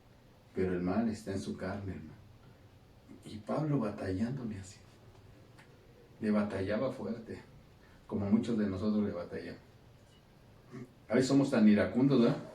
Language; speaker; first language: Spanish; native; Spanish